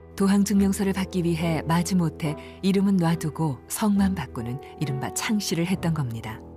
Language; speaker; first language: Korean; native; Korean